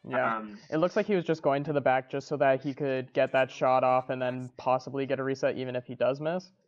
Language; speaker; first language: English; native; English